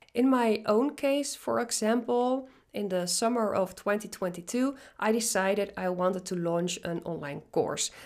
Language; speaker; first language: English; non-native, fluent; Dutch